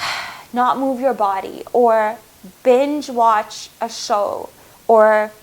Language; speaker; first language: English; native; English